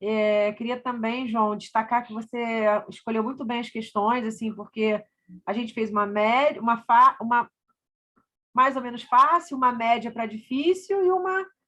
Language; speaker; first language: Portuguese; native; Portuguese